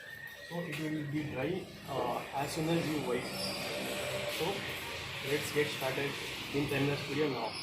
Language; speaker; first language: English; non-native, local second language; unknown